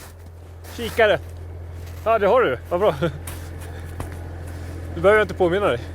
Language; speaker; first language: Swedish; native; Swedish